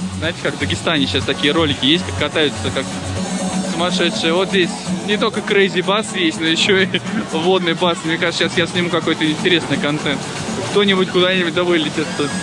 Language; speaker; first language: Russian; native; Russian